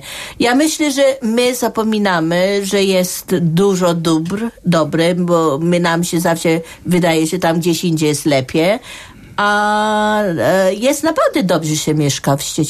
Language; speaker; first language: Polish; non-native, fluent; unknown